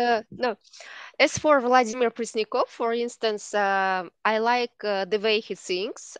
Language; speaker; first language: English; non-native, learner; Russian